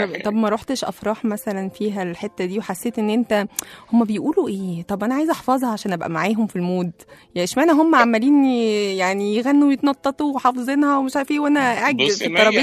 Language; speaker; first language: Arabic; native; Arabic